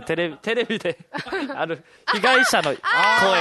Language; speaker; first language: Japanese; native; Japanese